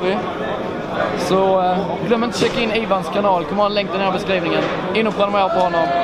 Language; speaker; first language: Swedish; native; Swedish